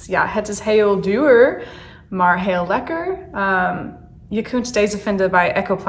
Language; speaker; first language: Dutch; non-native, learner; English